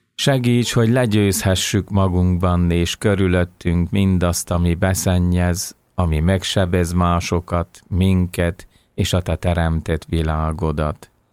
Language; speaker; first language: Hungarian; native; Hungarian